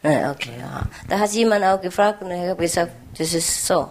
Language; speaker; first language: German; non-native, learner; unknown